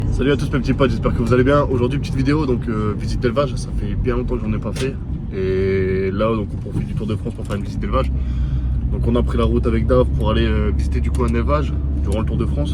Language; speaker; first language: French; native; French